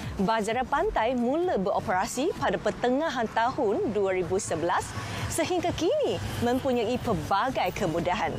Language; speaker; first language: Malay; native; Malay